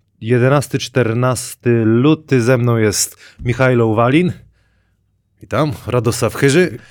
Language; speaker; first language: Polish; native; Polish